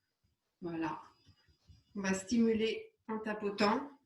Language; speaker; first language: French; native; French